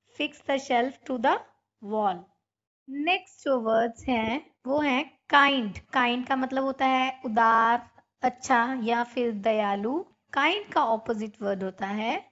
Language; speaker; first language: Hindi; non-native, local second language; Punjabi